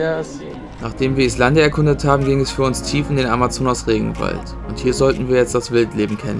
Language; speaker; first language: German; native; German